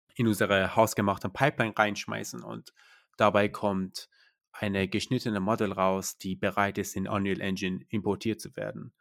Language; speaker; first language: German; non-native, fluent; Persian